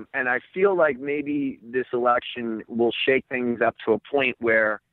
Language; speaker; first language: English; native; English